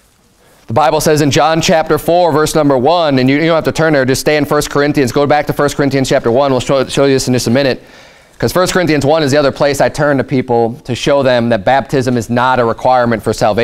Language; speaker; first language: English; native; English